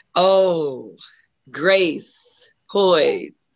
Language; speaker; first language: English; native; English